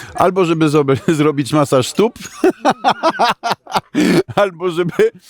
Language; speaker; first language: Polish; non-native, fluent; French